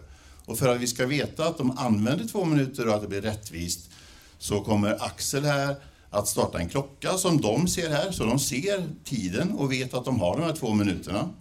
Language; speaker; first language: Swedish; native; Swedish